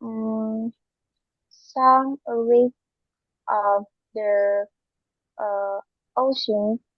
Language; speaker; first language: English; non-native, learner; Vietnamese